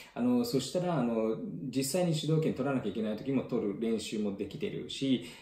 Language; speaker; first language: Japanese; native; Japanese